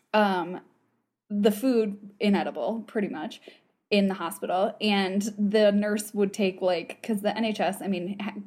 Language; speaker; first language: English; native; English